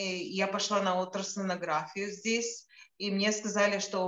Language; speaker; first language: Russian; non-native, local second language; Latvian